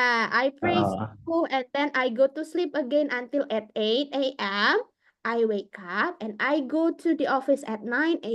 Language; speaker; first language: English; non-native, local second language; Indonesian